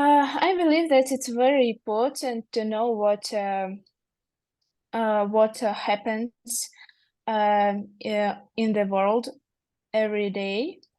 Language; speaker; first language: English; non-native, learner; Russian